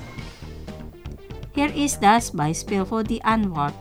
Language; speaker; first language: German; non-native, fluent; Indonesian